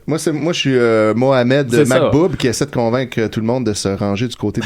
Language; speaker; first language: French; native; French